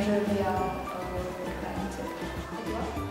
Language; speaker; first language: French; non-native, learner; Czech